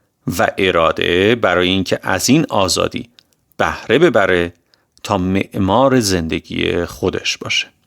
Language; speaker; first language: Persian; native; Persian